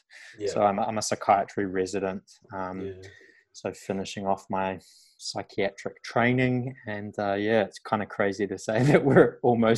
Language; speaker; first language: English; native; English